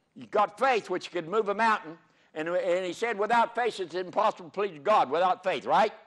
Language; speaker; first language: English; native; English